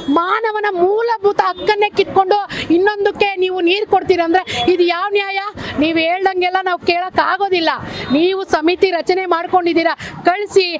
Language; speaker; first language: Kannada; native; Kannada